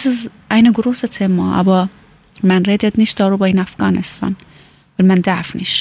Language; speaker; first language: German; non-native, learner; Persian